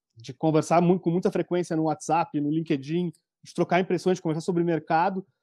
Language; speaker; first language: Portuguese; native; Portuguese